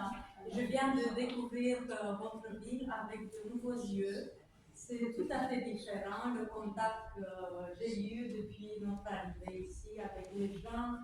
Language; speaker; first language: French; non-native, fluent; Romanian